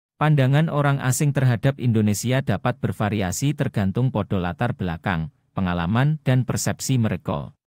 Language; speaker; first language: Indonesian; non-native, local second language; Javanese